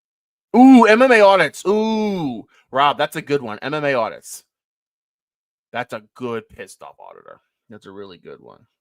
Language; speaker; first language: English; native; English